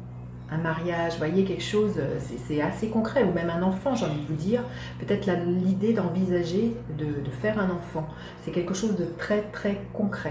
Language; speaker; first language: French; native; French